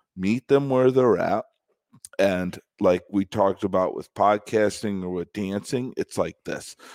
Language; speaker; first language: English; native; English